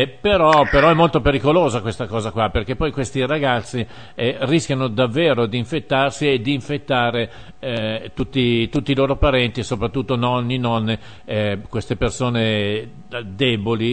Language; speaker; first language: Italian; native; Italian